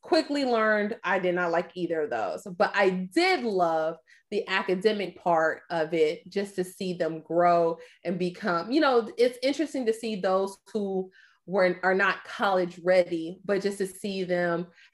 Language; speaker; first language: English; native; English